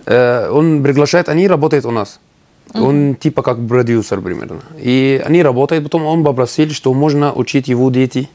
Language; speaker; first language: Russian; non-native, learner; Arabic